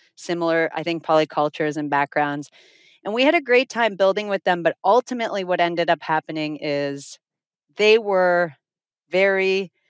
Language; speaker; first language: English; non-native, fluent; Finnish